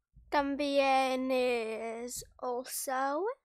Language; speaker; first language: Spanish; non-native, learner; English